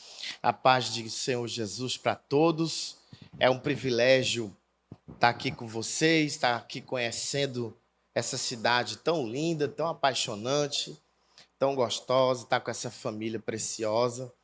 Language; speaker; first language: Portuguese; native; Portuguese